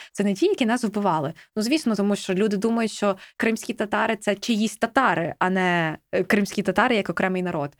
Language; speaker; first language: Ukrainian; native; Ukrainian